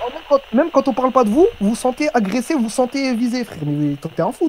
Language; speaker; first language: French; native; French